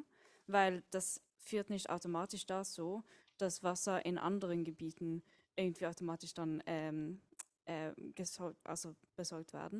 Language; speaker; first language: German; non-native, fluent; Norwegian